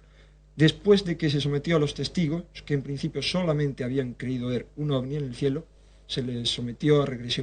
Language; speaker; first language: Spanish; native; Spanish